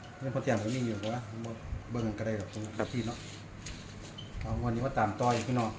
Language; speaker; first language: Thai; non-native, local second language; Lao